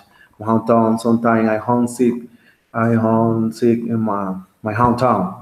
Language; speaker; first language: English; non-native, learner; Spanish